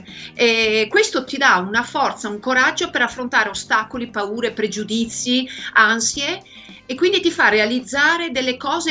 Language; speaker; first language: Italian; native; Italian